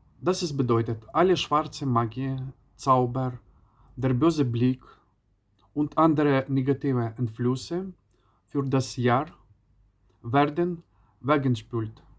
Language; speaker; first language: German; non-native, learner; Ukrainian